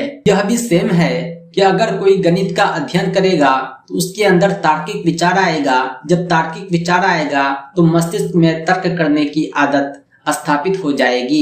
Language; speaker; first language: Hindi; native; Hindi